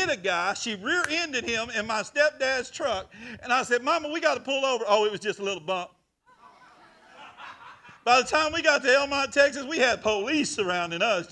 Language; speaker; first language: English; native; English